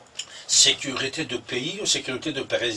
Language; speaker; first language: French; non-native, fluent; Persian